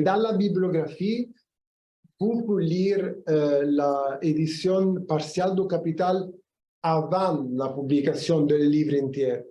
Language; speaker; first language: French; non-native, fluent; Italian